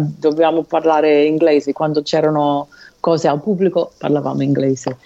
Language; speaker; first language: Italian; non-native, fluent; English